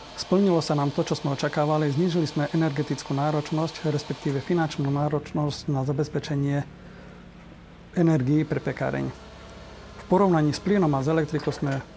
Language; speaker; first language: Slovak; native; Slovak